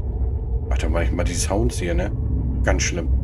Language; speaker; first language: German; native; German